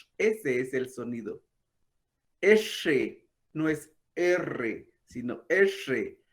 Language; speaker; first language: Spanish; non-native, local second language; Kaqchikel